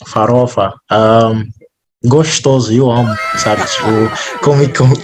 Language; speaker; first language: Portuguese; non-native, fluent; English